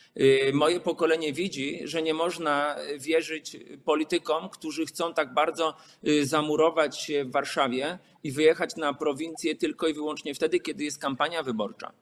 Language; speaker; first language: Polish; native; Polish